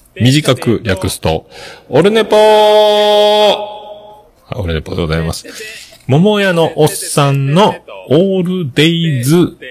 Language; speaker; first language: Japanese; native; Japanese